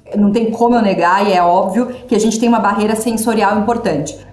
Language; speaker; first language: Portuguese; native; Portuguese